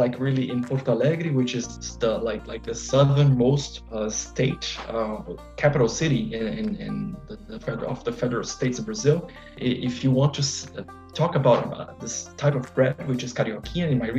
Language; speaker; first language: English; non-native, fluent; Portuguese